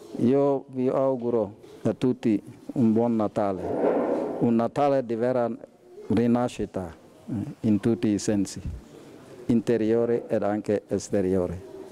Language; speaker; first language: Italian; non-native, fluent; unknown